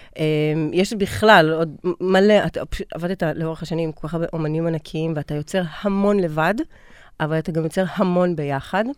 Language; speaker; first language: Hebrew; native; Hebrew